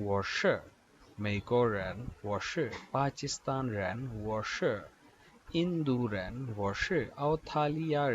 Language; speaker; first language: Chinese; non-native, fluent; Urdu